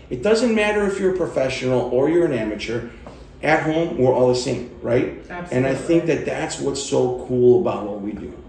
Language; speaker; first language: English; early bilingual, other home language; Italian